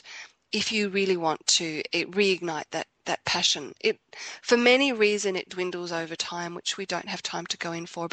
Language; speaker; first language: English; native; English